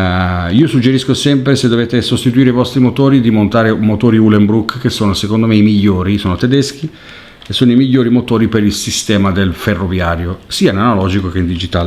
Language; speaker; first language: Italian; native; Italian